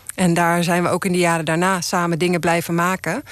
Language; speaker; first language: Dutch; native; Dutch